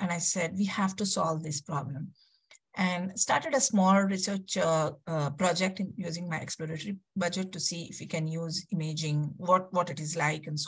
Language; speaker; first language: English; non-native, local second language; Kannada